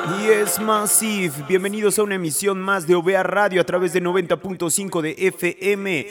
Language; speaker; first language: Spanish; native; Spanish